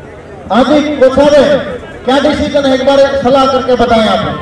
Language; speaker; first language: Hindi; native; Hindi